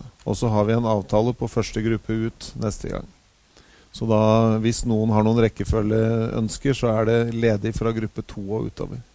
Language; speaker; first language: Norwegian; native; Norwegian